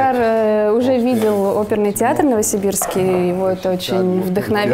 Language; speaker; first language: Russian; native; Russian